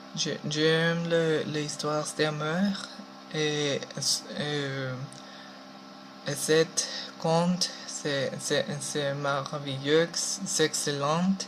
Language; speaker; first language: French; non-native, learner; Spanish